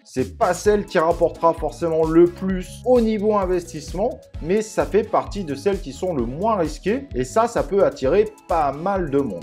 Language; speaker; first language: French; native; French